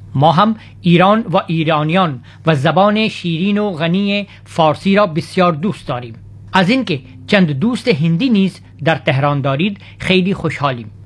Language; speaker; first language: Persian; non-native, fluent; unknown